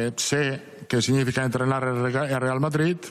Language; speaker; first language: Spanish; non-native, fluent; Italian